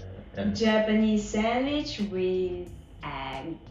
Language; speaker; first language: English; non-native, learner; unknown